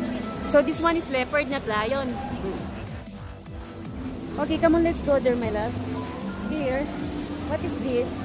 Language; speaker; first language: English; non-native, local second language; Filipino